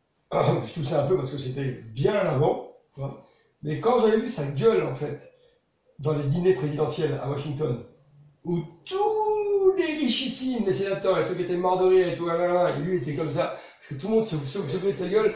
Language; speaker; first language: French; native; French